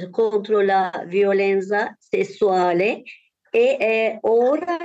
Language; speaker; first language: Italian; non-native, learner; Turkish